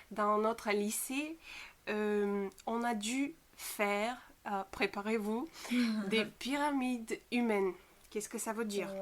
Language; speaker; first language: French; non-native, fluent; Bulgarian